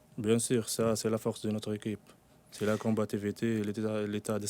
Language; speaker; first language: French; non-native, local second language; Arabic